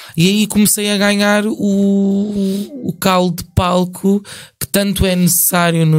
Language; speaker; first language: Portuguese; early bilingual, other home language; English